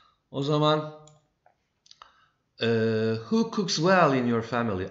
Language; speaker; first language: English; non-native, fluent; Turkish